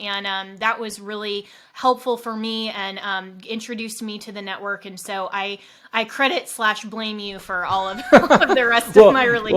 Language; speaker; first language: English; native; English